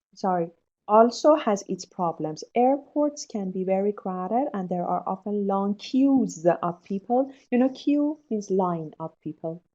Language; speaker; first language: English; non-native, fluent; Persian